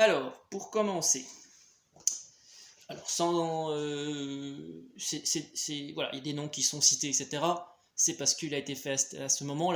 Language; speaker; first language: French; native; French